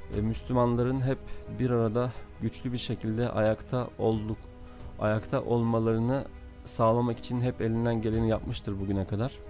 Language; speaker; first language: Turkish; native; Turkish